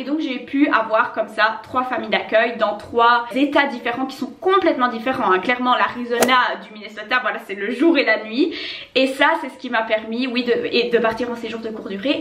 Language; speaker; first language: French; native; French